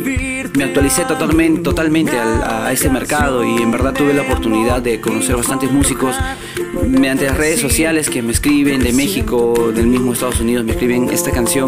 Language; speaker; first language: Spanish; native; Spanish